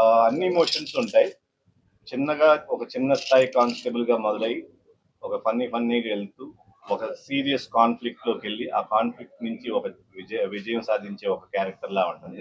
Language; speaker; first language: Telugu; native; Telugu